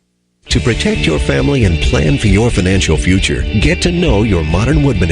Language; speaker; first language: English; native; English